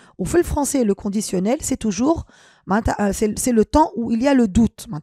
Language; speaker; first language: French; non-native, local second language; Arabic